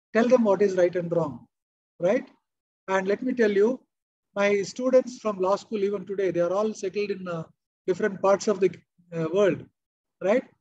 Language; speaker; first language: English; non-native, local second language; Kannada